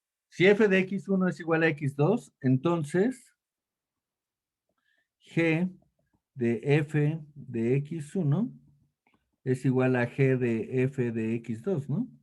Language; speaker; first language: Spanish; native; Spanish